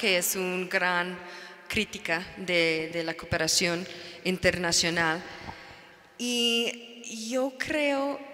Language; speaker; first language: Spanish; non-native, fluent; English